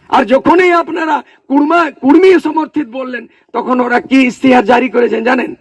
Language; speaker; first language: Bangla; non-native, local second language; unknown